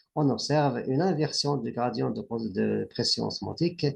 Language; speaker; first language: French; non-native, local second language; Arabic